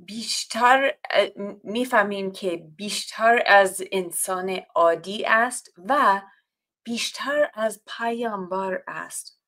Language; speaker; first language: Persian; non-native, fluent; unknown